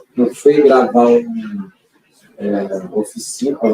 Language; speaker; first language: Portuguese; non-native, local second language; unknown